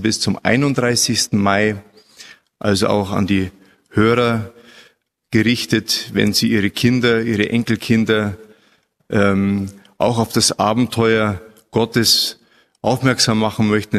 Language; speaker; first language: German; native; German